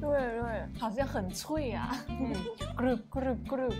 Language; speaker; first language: Chinese; non-native, fluent; Thai